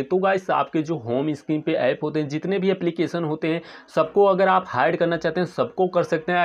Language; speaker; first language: Hindi; native; Hindi